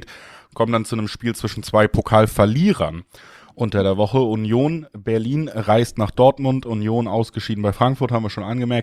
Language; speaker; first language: German; native; German